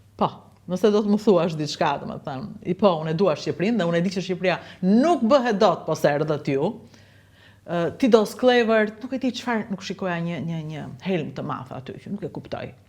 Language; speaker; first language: Albanian; native; Albanian